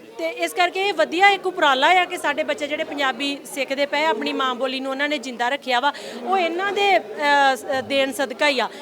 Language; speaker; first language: Punjabi; native; Punjabi